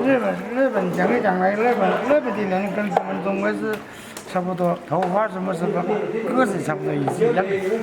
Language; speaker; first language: Chinese; native; Chinese